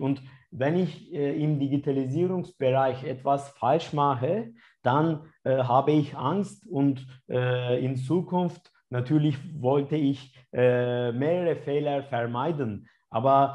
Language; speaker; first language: German; non-native, fluent; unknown